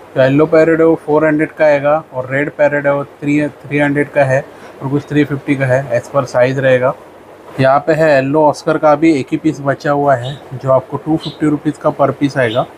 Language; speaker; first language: Hindi; non-native, local second language; Marathi